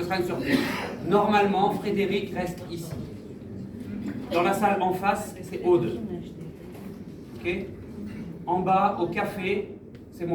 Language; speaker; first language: French; native; French